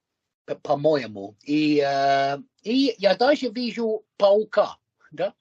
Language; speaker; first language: Russian; non-native, learner; English